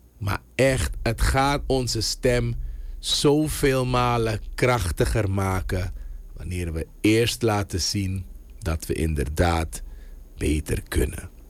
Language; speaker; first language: Dutch; native; Dutch